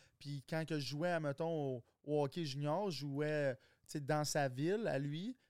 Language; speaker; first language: French; early bilingual, other home language; English